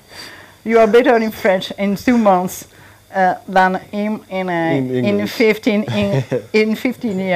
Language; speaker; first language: English; non-native, learner; French